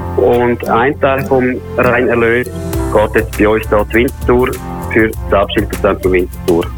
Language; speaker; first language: German; native; German